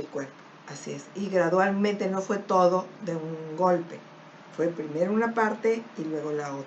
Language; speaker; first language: Spanish; native; Spanish